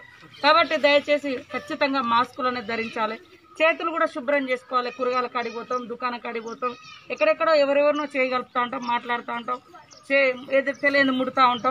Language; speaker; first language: Telugu; native; Telugu